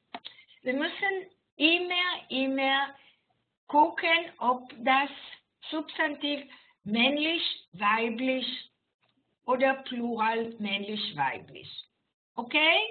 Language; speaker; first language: German; non-native, fluent; Hebrew